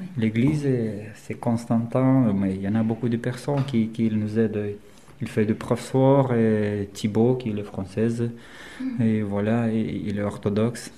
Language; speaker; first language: French; non-native, learner; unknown